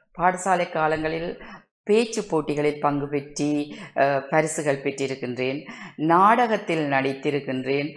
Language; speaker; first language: Tamil; native; Tamil